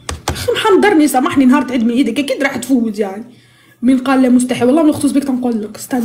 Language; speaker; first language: Arabic; native; Arabic